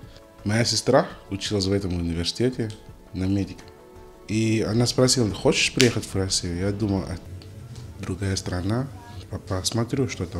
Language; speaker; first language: Russian; non-native, learner; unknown